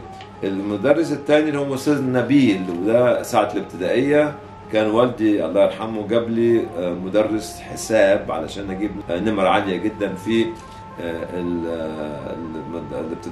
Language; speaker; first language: Arabic; native; Arabic